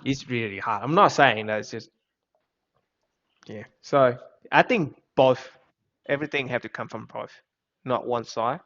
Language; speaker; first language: English; non-native, fluent; Vietnamese